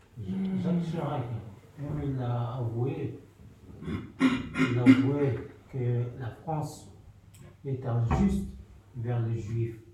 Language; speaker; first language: French; non-native, fluent; Soninke